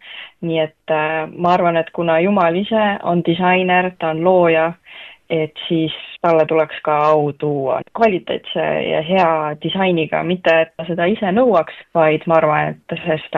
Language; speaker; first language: Estonian; native; Estonian